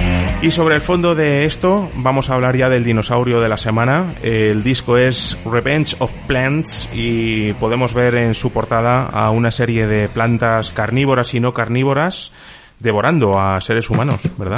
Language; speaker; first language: Spanish; native; Spanish